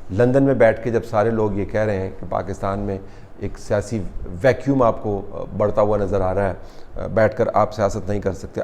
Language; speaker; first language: Urdu; native; Urdu